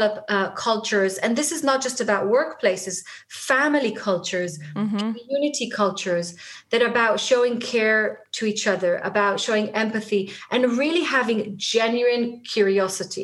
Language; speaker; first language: English; non-native, fluent; Hebrew